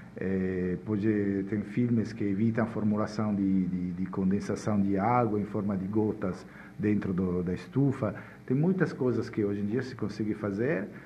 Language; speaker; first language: Portuguese; non-native, fluent; Italian